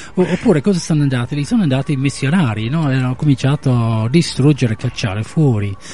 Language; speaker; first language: Italian; non-native, fluent; English